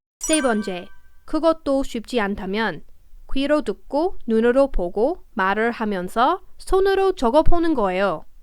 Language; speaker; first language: Korean; non-native, fluent; English